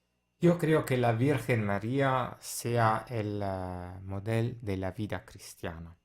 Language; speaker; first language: Spanish; non-native, fluent; Italian